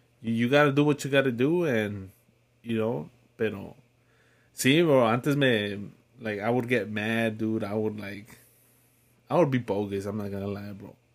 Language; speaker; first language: English; early bilingual, other home language; Spanish